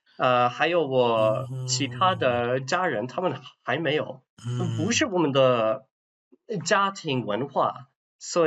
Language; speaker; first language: Chinese; non-native, fluent; English